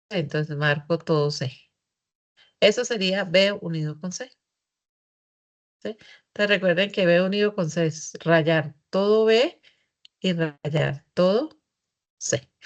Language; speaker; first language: Spanish; native; Spanish